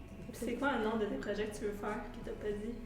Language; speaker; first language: French; native; French